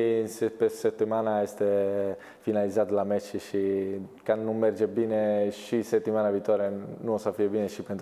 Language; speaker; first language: Romanian; non-native, learner; Italian